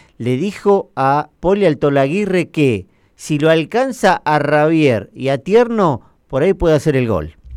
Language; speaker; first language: Spanish; native; Spanish